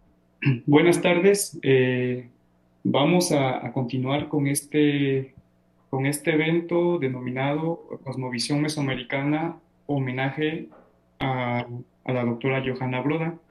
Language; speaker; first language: Spanish; native; Spanish